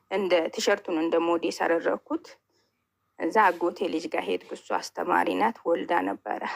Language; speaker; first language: Amharic; non-native, local second language; Hadiyya